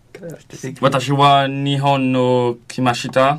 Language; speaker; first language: Japanese; non-native, learner; French